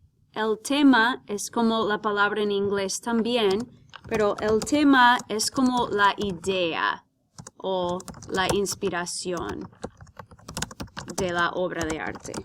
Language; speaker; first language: Spanish; non-native, fluent; English